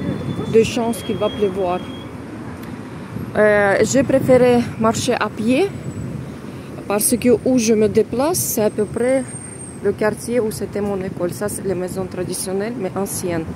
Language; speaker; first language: French; non-native, fluent; Russian